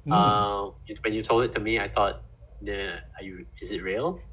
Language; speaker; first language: English; non-native, fluent; Indonesian